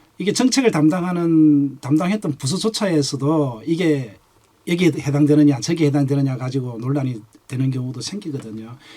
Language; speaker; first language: Korean; native; Korean